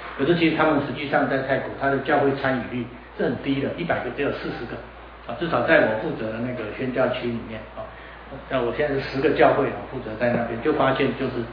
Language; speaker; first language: Chinese; native; Chinese